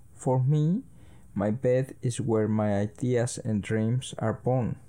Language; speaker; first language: English; early bilingual, other home language; Spanish